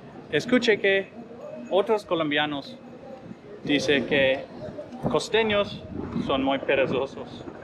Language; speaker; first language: Spanish; non-native, learner; English